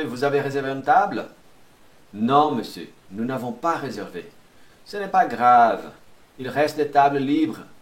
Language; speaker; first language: French; non-native, fluent; Portuguese